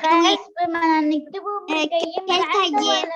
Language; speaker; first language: French; non-native, learner; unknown